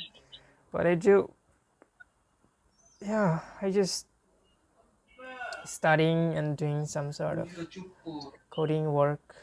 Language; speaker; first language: English; non-native, fluent; Bangla